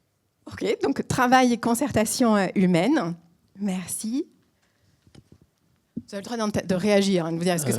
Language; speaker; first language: French; native; French